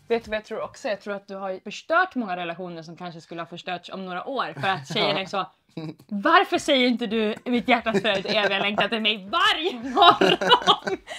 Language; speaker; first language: Swedish; native; Swedish